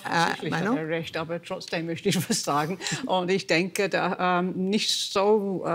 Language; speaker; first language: German; non-native, fluent; English